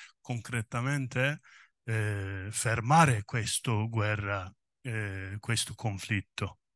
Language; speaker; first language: Italian; non-native, learner; Kurdish